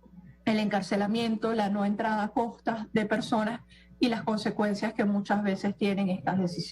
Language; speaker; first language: Spanish; native; Spanish